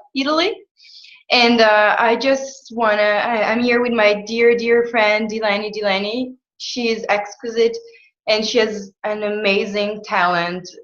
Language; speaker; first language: English; non-native, fluent; Italian